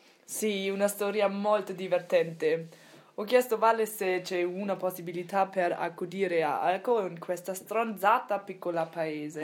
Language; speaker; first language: Italian; non-native, learner; German